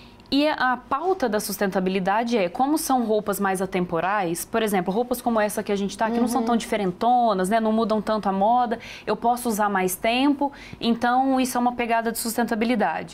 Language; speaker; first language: Portuguese; native; Portuguese